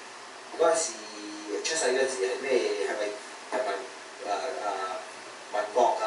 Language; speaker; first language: Cantonese; early bilingual, heritage; Cantonese